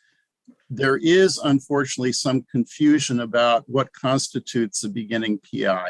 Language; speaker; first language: English; native; English